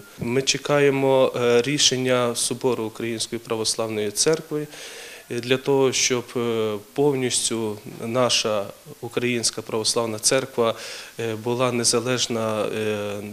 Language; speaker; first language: Ukrainian; native; Ukrainian